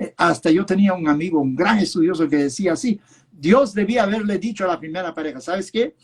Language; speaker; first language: Spanish; early bilingual, other home language; Yiddish